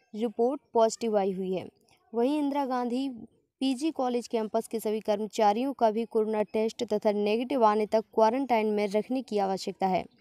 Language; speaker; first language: Hindi; native; Hindi